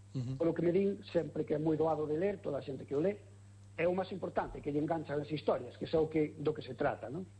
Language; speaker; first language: Galician; native; Galician